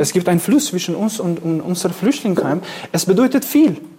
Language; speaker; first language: German; non-native, fluent; Kurdish